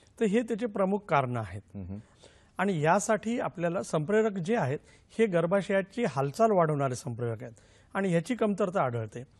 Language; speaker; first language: Marathi; native; Marathi